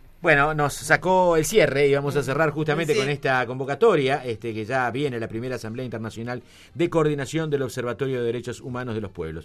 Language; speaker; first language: Spanish; native; Spanish